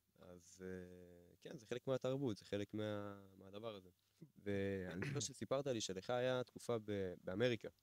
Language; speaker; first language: Hebrew; native; Hebrew